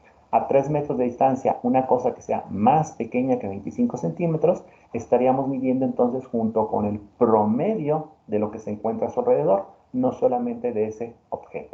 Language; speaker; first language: Spanish; native; Spanish